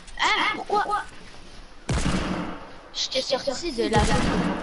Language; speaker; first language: French; native; French